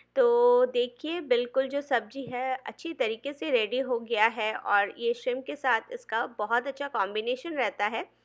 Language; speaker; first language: Hindi; non-native, local second language; Bangla